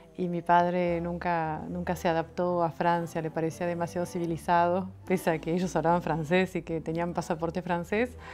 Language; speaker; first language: Spanish; non-native, fluent; French